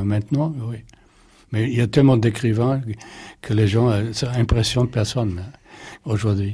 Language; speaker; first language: French; non-native, fluent; German